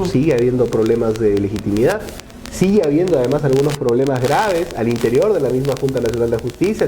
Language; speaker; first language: Spanish; native; Spanish